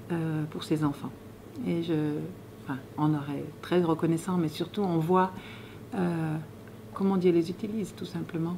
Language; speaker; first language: French; native; French